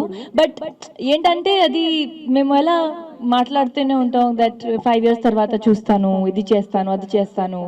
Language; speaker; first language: Telugu; non-native, local second language; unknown